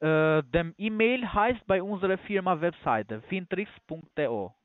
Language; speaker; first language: German; non-native, learner; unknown